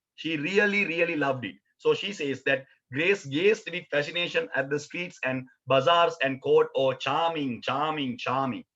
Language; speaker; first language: English; non-native, local second language; Sinhala